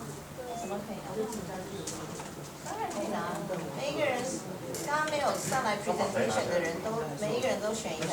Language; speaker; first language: Chinese; native; Chinese